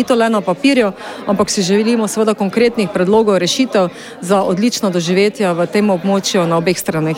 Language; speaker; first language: Slovenian; native; Slovenian